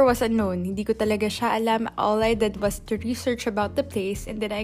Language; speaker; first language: English; non-native, local second language; Bikol